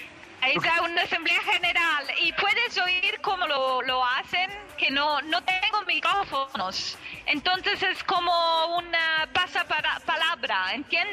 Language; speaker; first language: Spanish; non-native, fluent; Italian